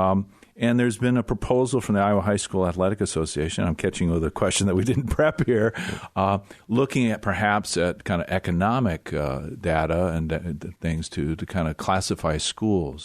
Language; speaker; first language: English; native; English